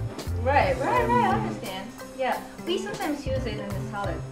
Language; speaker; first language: English; non-native, fluent; Japanese